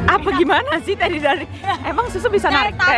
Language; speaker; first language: Indonesian; native; Indonesian